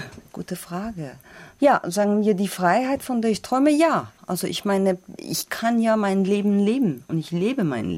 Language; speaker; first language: German; non-native, fluent; Persian